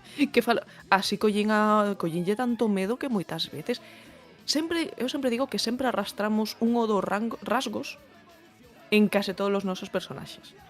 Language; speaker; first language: Galician; native; Galician